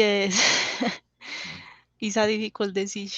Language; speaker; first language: English; non-native, learner; Spanish